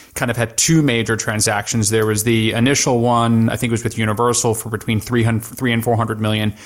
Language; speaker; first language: English; native; English